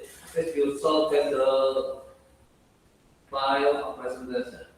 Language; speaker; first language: English; non-native, learner; Indonesian